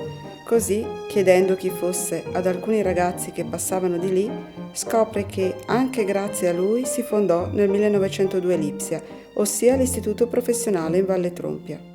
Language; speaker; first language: Italian; native; Italian